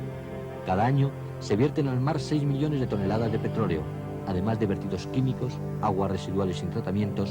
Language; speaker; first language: Spanish; native; Spanish